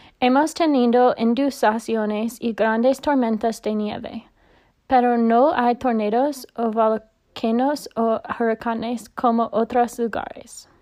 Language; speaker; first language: Spanish; non-native, learner; English